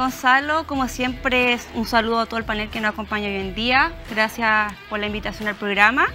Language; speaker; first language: Spanish; native; Spanish